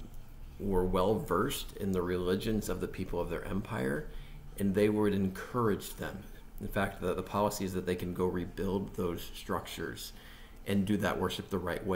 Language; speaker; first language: English; native; English